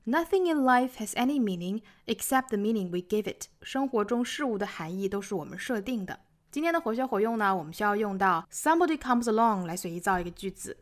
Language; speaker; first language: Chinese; native; Chinese